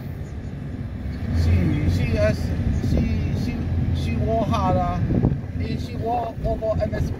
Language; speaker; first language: English; non-native, learner; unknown